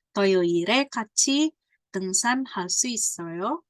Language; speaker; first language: Korean; non-native, fluent; Indonesian